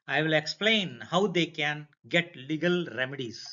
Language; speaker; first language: English; non-native, local second language; Kannada